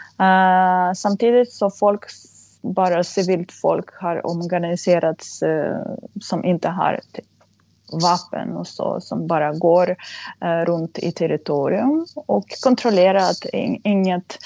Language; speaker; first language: Swedish; non-native, fluent; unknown